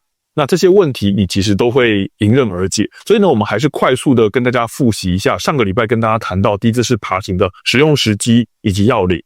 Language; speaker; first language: Chinese; native; Chinese